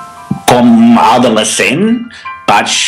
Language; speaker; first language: Catalan; non-native, fluent; English